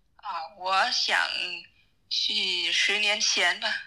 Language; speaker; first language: Chinese; non-native, learner; Vietnamese